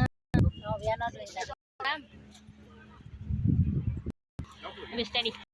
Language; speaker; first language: English; non-native, learner; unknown